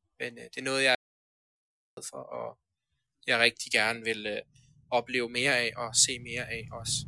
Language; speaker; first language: Danish; early bilingual, other home language; Persian